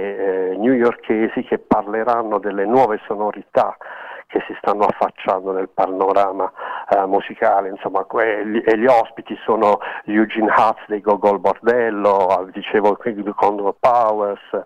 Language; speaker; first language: Italian; native; Italian